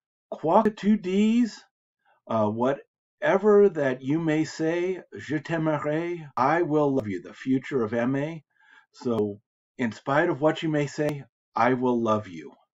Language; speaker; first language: English; native; English